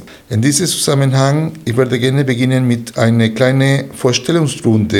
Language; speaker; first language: German; non-native, fluent; Spanish